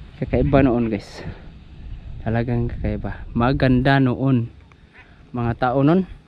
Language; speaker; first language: Filipino; non-native, local second language; Cebuano